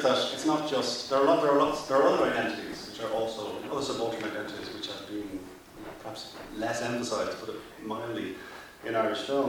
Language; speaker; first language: English; native; English